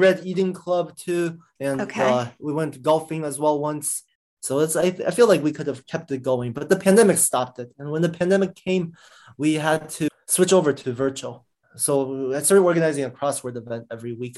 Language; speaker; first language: English; native; English